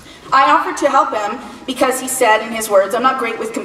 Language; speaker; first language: English; native; English